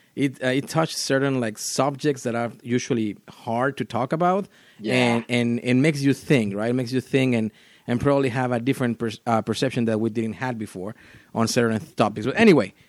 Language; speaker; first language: English; non-native, fluent; Spanish